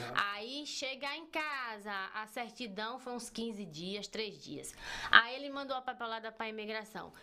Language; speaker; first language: Portuguese; native; Portuguese